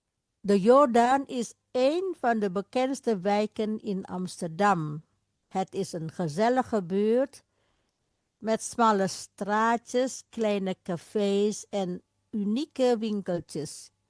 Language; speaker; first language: Dutch; non-native, fluent; Indonesian